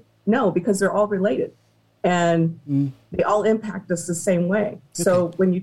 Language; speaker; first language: English; native; English